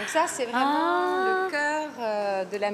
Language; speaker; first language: French; native; French